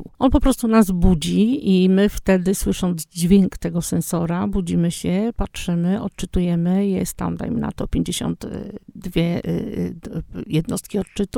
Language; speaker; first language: Polish; native; Polish